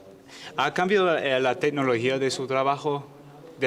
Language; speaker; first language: Spanish; non-native, learner; English